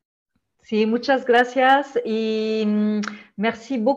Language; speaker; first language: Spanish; non-native, learner; French